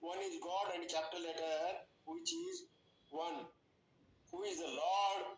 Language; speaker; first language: English; non-native, local second language; Kannada